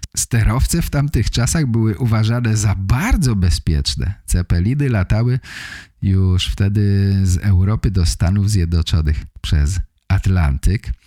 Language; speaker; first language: Polish; native; Polish